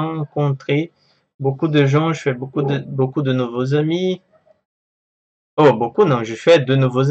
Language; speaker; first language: French; non-native, fluent; Portuguese